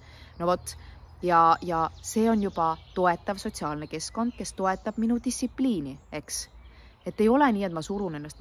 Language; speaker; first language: Estonian; native; Estonian